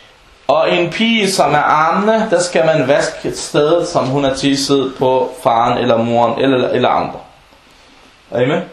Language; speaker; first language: Danish; non-native, local second language; Arabic